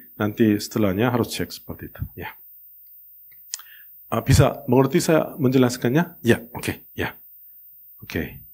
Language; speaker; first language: Indonesian; non-native, learner; Korean